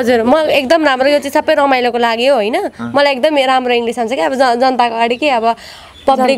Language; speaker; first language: Nepali; native; Nepali